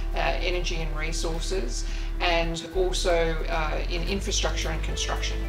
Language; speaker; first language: English; native; English